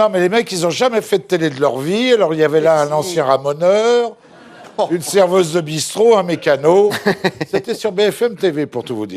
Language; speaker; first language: French; native; French